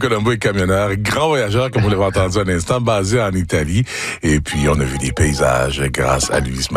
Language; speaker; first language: French; native; French